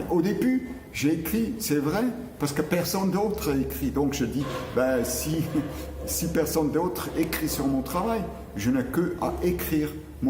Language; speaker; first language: French; non-native, local second language; German